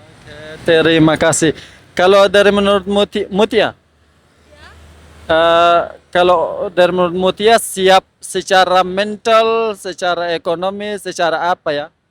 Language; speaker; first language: Indonesian; non-native, fluent; Persian